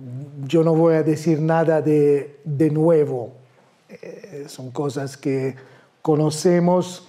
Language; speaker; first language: Spanish; non-native, fluent; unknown